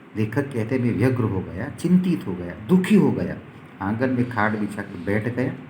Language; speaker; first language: Hindi; non-native, local second language; Gujarati